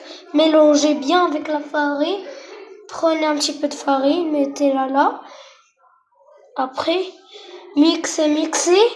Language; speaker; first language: French; non-native, local second language; Arabic